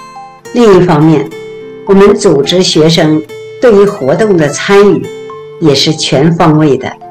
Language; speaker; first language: Chinese; native; Chinese